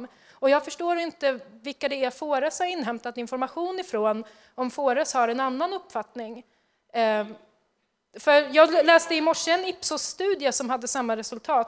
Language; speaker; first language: Swedish; native; Swedish